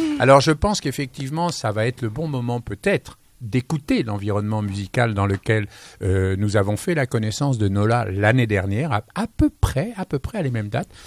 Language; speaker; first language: French; native; French